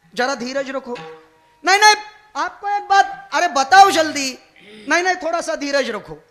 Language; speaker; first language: Hindi; non-native, local second language; Marathi